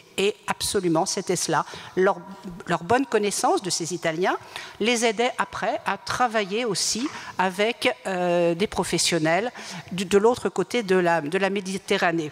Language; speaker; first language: French; native; French